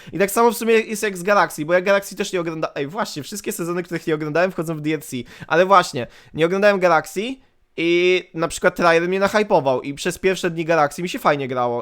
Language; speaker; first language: Polish; native; Polish